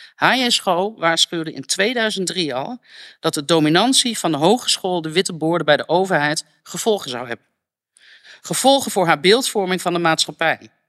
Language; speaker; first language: Dutch; native; Dutch